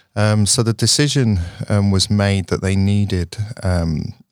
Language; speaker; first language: English; native; English